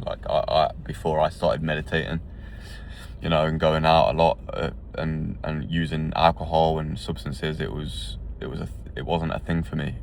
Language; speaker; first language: English; native; English